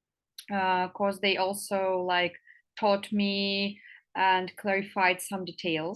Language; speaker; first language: English; non-native, fluent; Russian